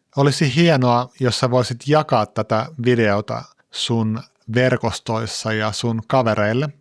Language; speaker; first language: Finnish; native; Finnish